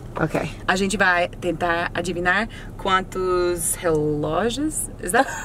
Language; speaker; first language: Portuguese; non-native, learner; English